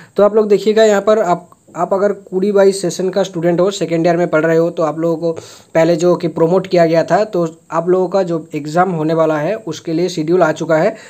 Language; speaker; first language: Hindi; non-native, local second language; Bangla